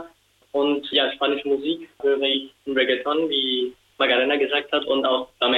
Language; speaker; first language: German; non-native, fluent; Spanish